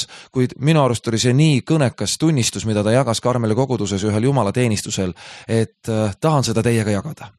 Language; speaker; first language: Estonian; native; Estonian